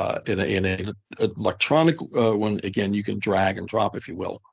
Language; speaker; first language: English; native; English